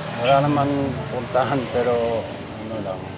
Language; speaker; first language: Filipino; non-native, learner; Japanese